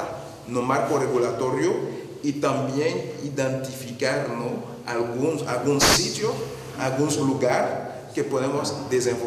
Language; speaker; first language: Portuguese; non-native, fluent; Spanish